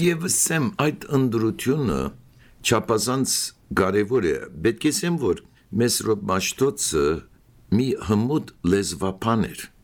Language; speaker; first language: Armenian; early bilingual, heritage; Armenian